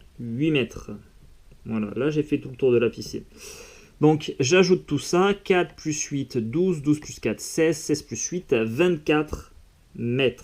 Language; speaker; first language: French; native; French